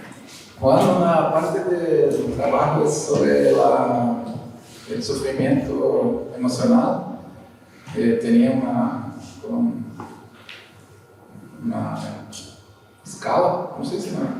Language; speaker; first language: Spanish; non-native, learner; Portuguese